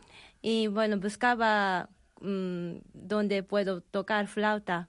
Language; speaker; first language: Spanish; non-native, fluent; Japanese